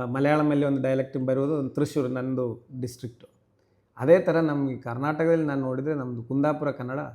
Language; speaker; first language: Kannada; non-native, local second language; Malayalam